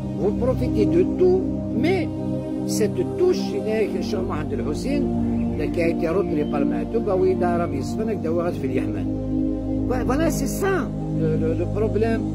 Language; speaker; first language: French; non-native, local second language; Kabyle